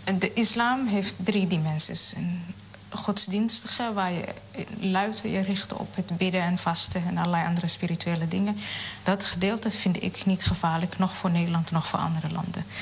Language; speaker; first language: Dutch; non-native, fluent; Somali